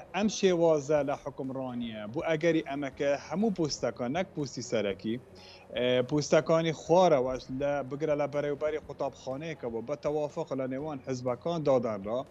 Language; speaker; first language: Central Kurdish; non-native, local second language; Kurdish